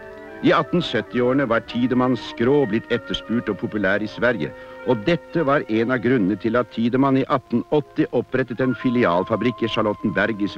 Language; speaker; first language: Norwegian; native; Norwegian